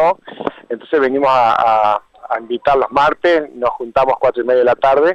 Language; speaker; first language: Spanish; native; Spanish